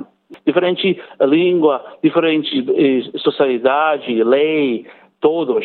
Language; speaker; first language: Portuguese; non-native, learner; English